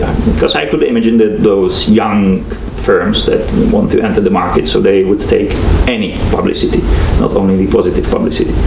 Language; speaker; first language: English; non-native, fluent; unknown